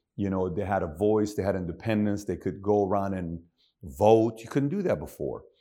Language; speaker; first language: English; early bilingual, other home language; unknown